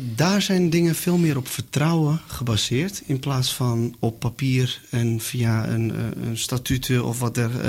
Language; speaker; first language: Dutch; early bilingual, other home language; Kurdish